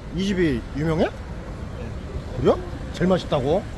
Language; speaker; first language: Korean; native; Korean